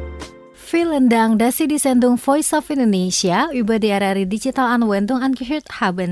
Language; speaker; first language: German; non-native, fluent; Indonesian